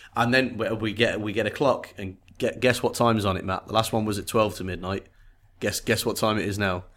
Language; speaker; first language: English; native; English